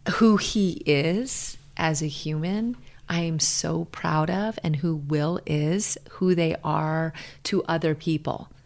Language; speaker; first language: English; native; English